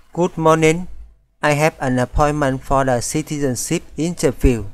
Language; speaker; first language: English; non-native, fluent; Vietnamese